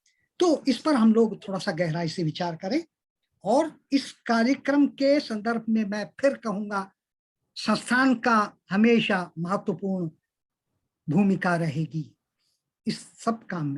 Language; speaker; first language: Hindi; native; Hindi